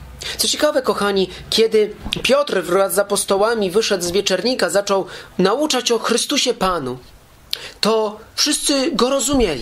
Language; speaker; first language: Polish; native; Polish